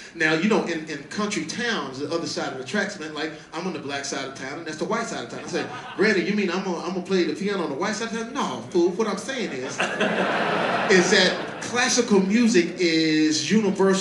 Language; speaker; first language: English; native; English